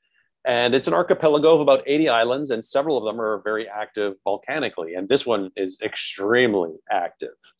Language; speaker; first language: English; native; English